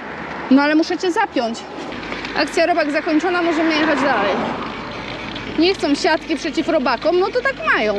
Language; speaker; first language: Polish; native; Polish